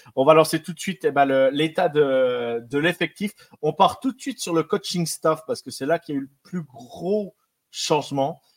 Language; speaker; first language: French; native; French